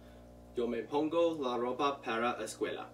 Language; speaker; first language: Spanish; non-native, learner; English